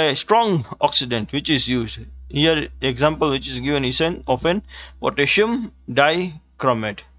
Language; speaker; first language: English; non-native, local second language; Gujarati